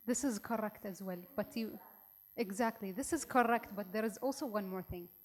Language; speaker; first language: English; non-native, local second language; Arabic